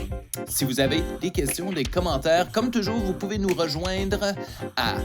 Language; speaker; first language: French; native; French